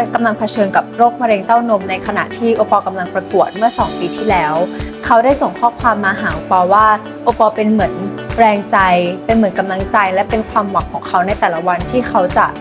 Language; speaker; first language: Thai; native; Thai